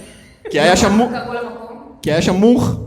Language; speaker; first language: Hebrew; native; Hebrew